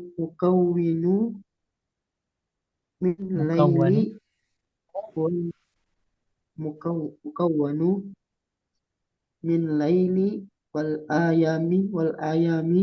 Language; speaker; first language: Arabic; non-native, learner; Indonesian